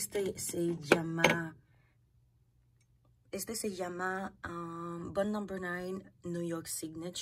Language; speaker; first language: Spanish; non-native, fluent; Haitian Creole